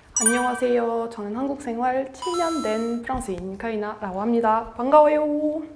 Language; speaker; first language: Korean; non-native, fluent; French